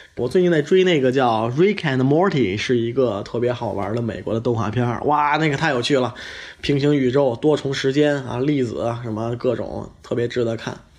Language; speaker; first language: Chinese; native; Chinese